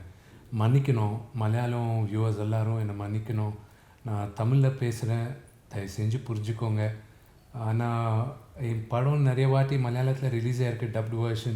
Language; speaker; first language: Tamil; non-native, local second language; Telugu